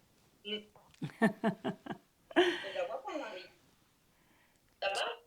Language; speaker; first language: French; native; French